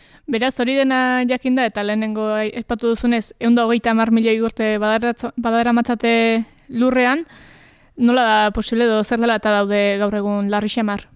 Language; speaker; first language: Basque; native; Basque